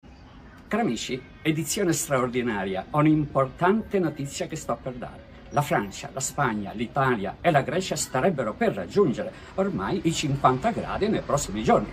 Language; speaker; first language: Italian; native; Italian